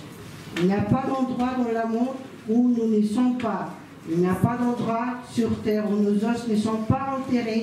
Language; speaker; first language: French; non-native, learner; Ingush